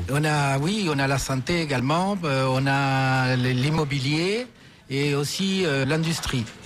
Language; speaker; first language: French; non-native, fluent; Spanish